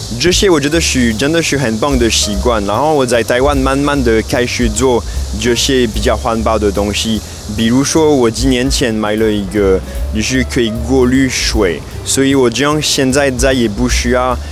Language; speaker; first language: Chinese; non-native, fluent; French